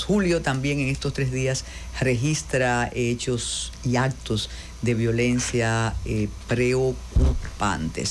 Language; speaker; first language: Spanish; native; Spanish